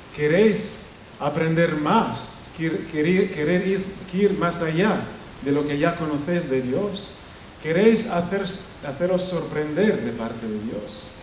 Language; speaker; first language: Spanish; non-native, fluent; Italian